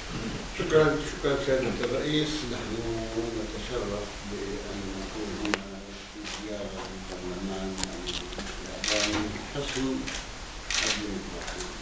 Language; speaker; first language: Arabic; native; Arabic